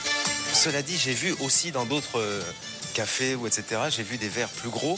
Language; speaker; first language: French; native; French